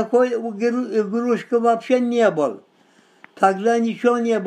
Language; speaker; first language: Russian; non-native, local second language; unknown